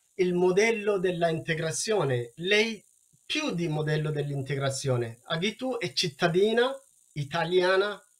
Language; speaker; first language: Italian; non-native, learner; Wolaytta